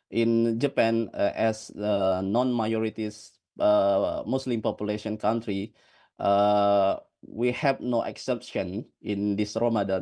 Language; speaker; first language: English; non-native, fluent; Indonesian